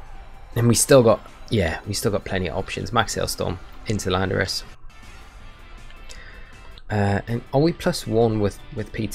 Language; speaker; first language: English; native; English